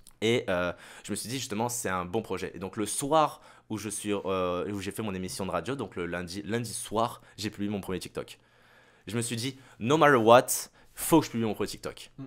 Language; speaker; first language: French; native; French